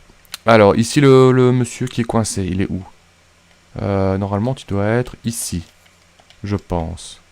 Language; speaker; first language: French; native; French